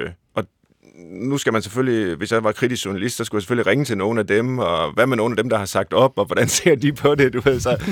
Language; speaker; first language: Danish; native; Danish